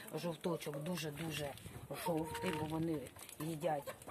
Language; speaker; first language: Ukrainian; native; Ukrainian